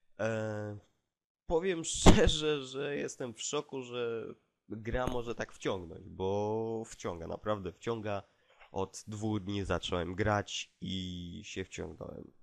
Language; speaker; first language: Polish; native; Polish